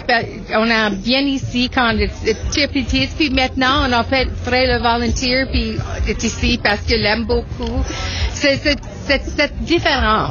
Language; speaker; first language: French; non-native, local second language; English